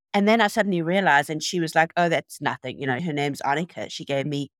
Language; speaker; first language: English; native; English